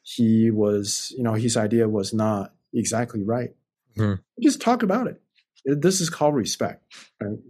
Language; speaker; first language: English; non-native, fluent; Chinese